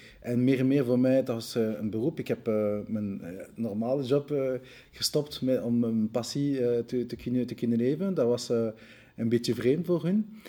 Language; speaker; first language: Dutch; non-native, local second language; French